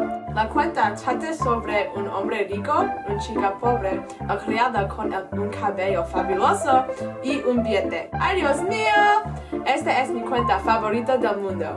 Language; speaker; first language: Spanish; non-native, learner; English